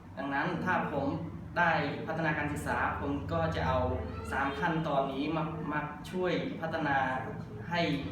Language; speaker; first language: Thai; non-native, learner; Khmer